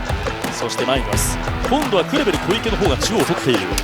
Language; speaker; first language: Japanese; native; Japanese